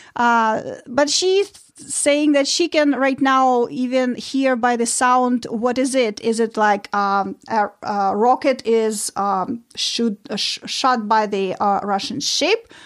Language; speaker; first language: English; non-native, fluent; Ukrainian